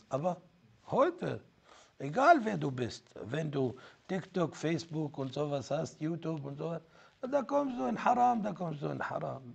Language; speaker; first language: German; non-native, fluent; Arabic